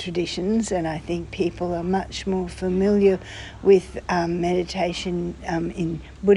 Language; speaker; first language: English; native; English